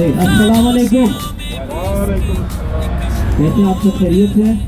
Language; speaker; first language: Hindi; native; Hindi